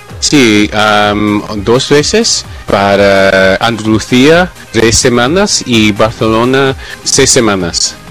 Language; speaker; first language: Spanish; non-native, learner; English